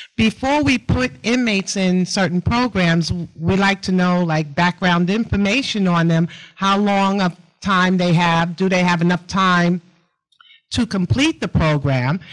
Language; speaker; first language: English; native; English